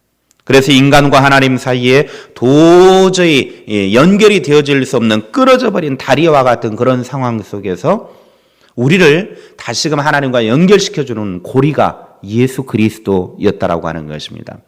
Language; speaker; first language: Korean; native; Korean